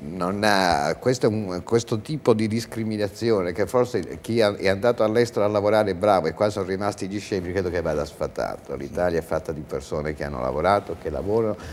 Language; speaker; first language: Italian; native; Italian